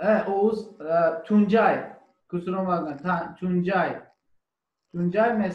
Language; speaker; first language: Turkish; non-native, learner; German